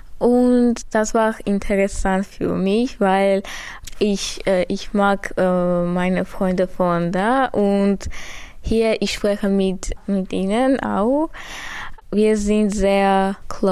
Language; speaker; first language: German; non-native, learner; Armenian